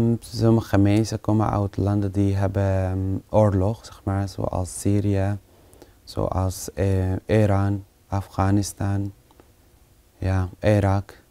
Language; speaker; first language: Dutch; non-native, fluent; Arabic